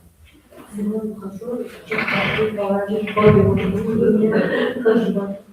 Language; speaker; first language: Russian; non-native, local second language; Kazakh